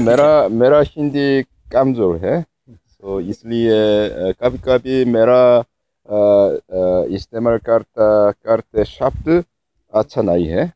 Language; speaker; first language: Hindi; non-native, learner; Korean